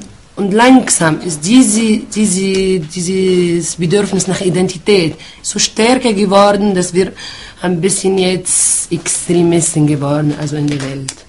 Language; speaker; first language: German; non-native, fluent; Arabic